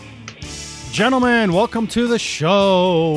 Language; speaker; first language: English; native; English